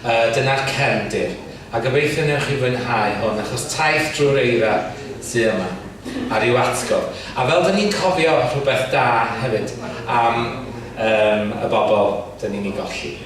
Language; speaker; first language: Welsh; native; Welsh